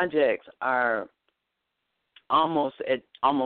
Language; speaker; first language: English; native; English